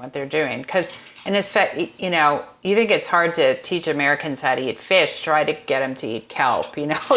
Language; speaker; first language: English; native; English